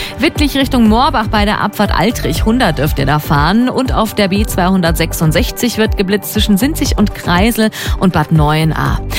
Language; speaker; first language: German; native; German